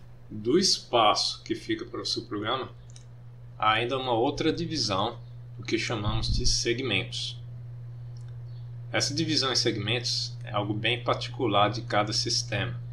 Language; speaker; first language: Portuguese; native; Portuguese